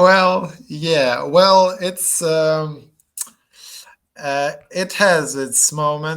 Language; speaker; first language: English; non-native, fluent; Russian